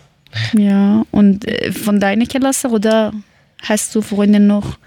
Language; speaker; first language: German; early bilingual, other home language; Persian